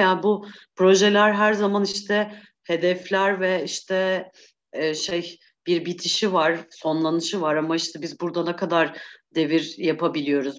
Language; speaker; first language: Turkish; native; Turkish